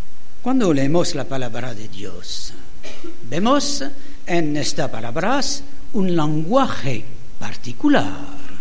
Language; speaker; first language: Spanish; non-native, fluent; French